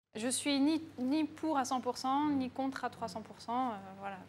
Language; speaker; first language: French; native; French